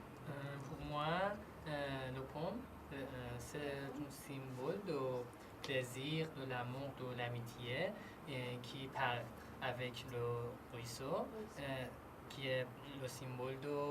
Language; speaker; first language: French; non-native, learner; Persian